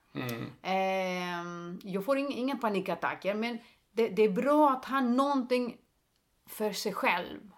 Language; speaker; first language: Swedish; non-native, fluent; Greek